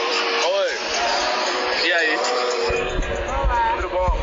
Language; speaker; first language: Portuguese; non-native, learner; English